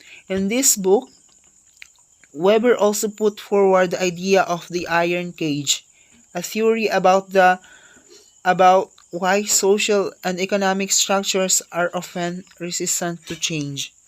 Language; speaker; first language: English; non-native, local second language; Filipino